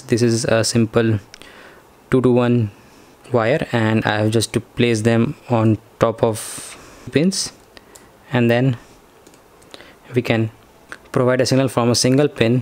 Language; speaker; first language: English; non-native, local second language; Hindi